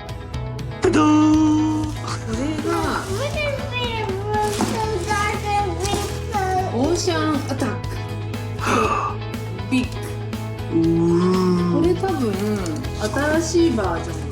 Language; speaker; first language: Japanese; native; Japanese